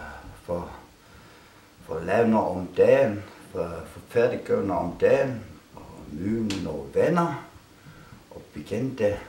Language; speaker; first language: Danish; non-native, local second language; Kalaallisut